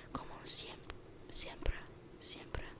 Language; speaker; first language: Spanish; non-native, learner; English